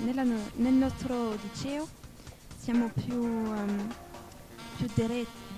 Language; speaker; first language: Italian; non-native, learner; French